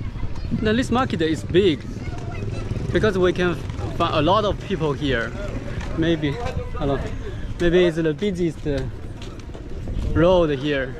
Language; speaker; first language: English; non-native, learner; Chinese